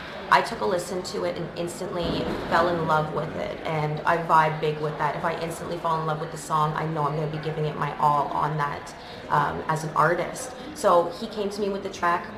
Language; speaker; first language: English; native; English